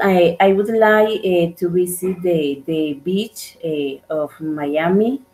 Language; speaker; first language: English; non-native, learner; Spanish